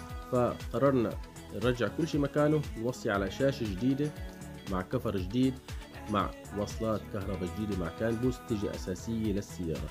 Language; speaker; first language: Arabic; native; Arabic